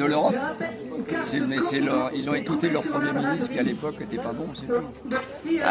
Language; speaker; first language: French; native; French